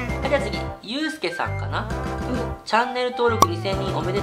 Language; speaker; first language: Japanese; native; Japanese